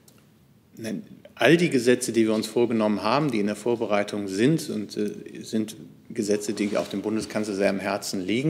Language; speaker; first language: German; native; German